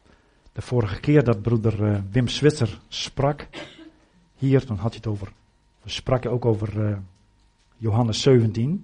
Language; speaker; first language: Dutch; native; Dutch